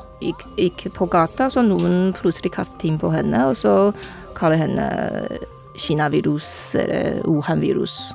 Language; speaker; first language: Norwegian; non-native, learner; Chinese